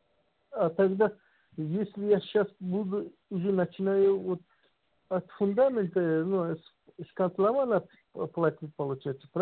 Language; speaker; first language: Russian; non-native, learner; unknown